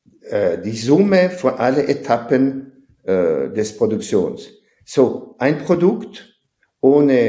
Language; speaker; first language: German; non-native, fluent; French